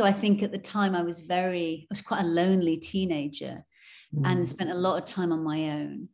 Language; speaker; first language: English; native; English